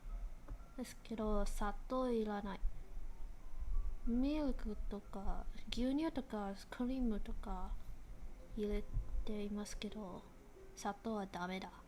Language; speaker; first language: Japanese; non-native, learner; English